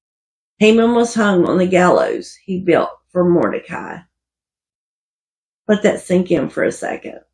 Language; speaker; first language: English; native; English